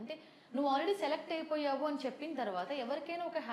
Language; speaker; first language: Telugu; native; Telugu